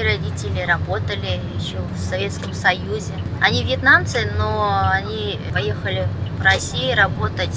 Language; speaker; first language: Russian; early bilingual, other home language; Vietnamese